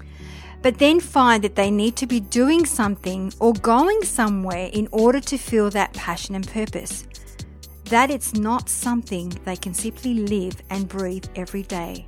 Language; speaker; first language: English; native; English